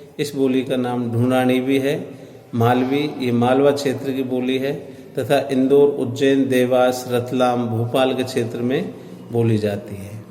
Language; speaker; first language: Hindi; native; Hindi